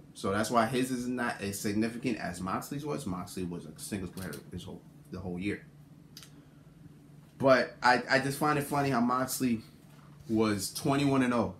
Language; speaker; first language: English; native; English